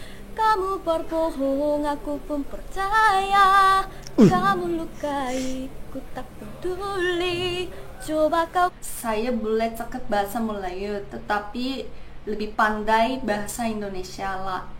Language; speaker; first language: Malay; non-native, fluent; Chinese